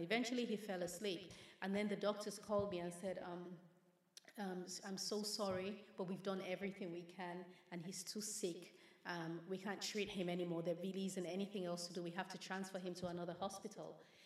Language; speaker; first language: English; non-native, local second language; Yoruba